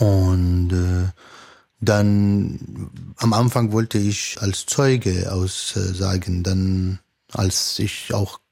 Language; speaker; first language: German; non-native, fluent; Arabic